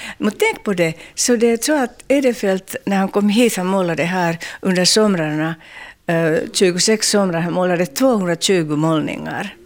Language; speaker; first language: Swedish; non-native, local second language; Finnish